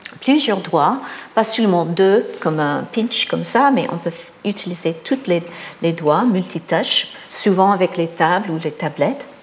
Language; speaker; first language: French; non-native, fluent; English